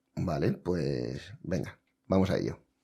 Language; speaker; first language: Spanish; native; Spanish